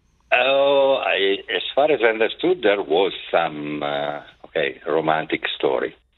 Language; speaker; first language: English; non-native, fluent; Italian